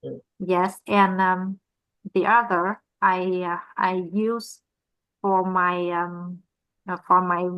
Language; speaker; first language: English; non-native, learner; Vietnamese